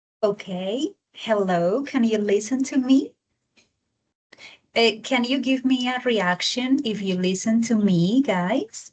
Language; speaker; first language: English; non-native, fluent; Spanish